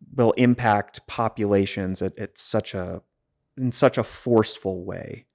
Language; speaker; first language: English; native; English